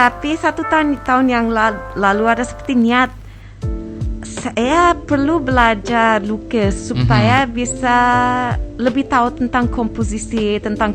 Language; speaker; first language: Indonesian; non-native, fluent; English